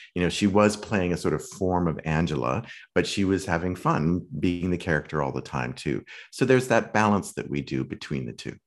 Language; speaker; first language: English; native; English